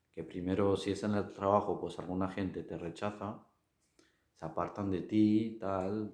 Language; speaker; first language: Spanish; non-native, fluent; Arabic